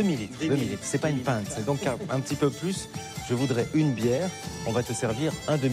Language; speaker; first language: French; native; French